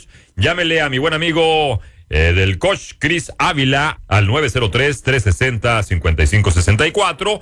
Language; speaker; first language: Spanish; native; Spanish